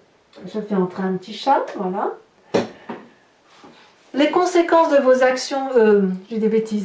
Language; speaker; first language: French; native; French